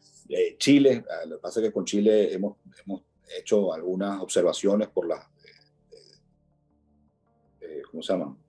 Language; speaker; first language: Spanish; native; Spanish